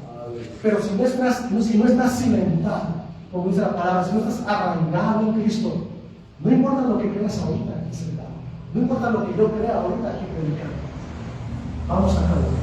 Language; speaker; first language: Spanish; native; Spanish